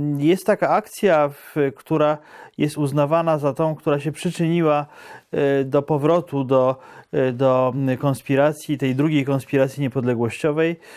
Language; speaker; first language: Polish; native; Polish